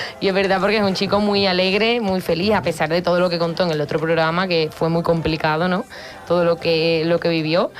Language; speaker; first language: Spanish; native; Spanish